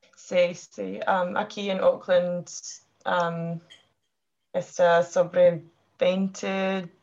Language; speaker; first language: Spanish; non-native, learner; English